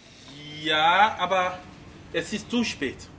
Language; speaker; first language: German; non-native, fluent; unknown